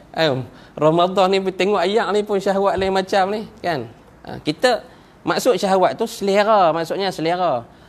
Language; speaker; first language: Malay; native; Malay